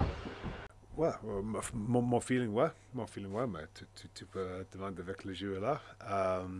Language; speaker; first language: French; non-native, learner; English